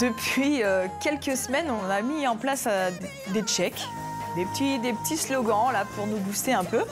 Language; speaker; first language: French; native; French